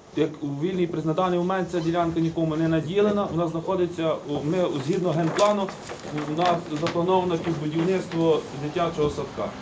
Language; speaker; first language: Ukrainian; native; Ukrainian